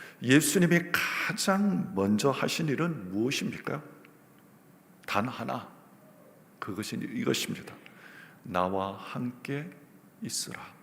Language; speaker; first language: Korean; native; Korean